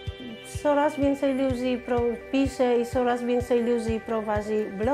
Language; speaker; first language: Polish; non-native, fluent; Vietnamese